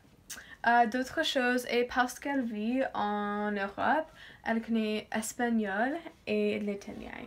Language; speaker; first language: French; non-native, learner; English